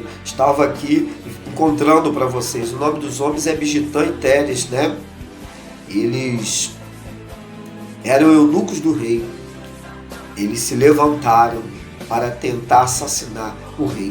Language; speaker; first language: Portuguese; native; Portuguese